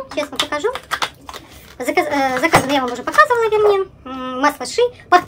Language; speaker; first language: Russian; native; Russian